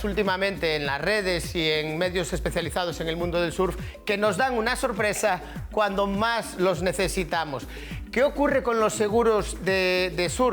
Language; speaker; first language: Spanish; native; Spanish